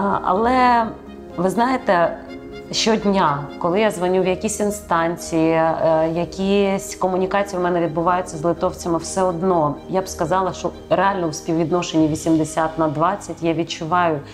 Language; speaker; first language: Ukrainian; native; Ukrainian